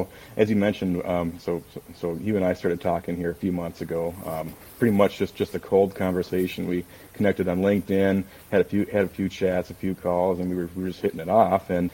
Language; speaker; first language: English; native; English